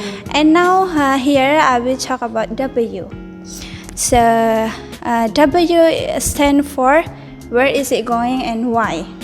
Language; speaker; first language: English; non-native, learner; Indonesian